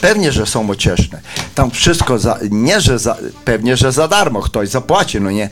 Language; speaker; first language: Polish; early bilingual, heritage; Polish